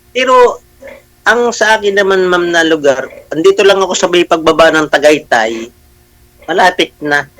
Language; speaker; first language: Filipino; native; Filipino